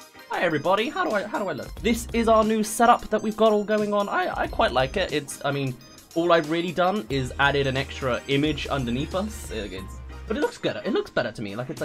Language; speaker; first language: English; native; English